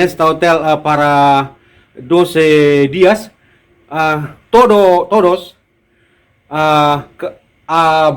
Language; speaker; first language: Spanish; non-native, learner; Indonesian